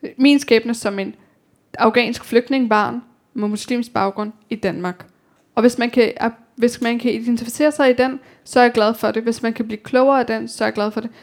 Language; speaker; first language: Danish; early bilingual, other home language; Persian